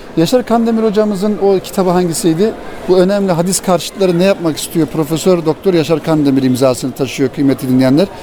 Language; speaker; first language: Turkish; native; Turkish